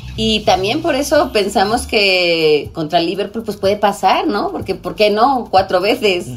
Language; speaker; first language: Spanish; native; Spanish